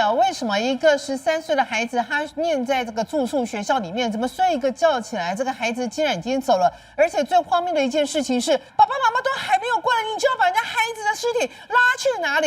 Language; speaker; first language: Chinese; native; Chinese